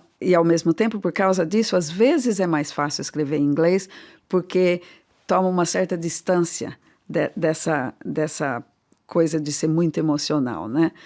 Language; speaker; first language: Portuguese; native; Portuguese